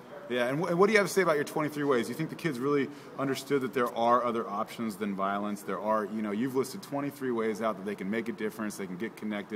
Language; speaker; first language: English; native; English